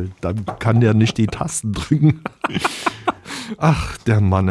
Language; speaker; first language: German; native; German